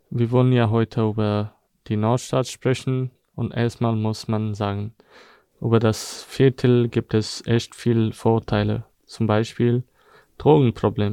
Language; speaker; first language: German; non-native, fluent; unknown